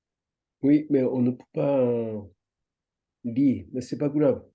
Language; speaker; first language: French; non-native, fluent; Japanese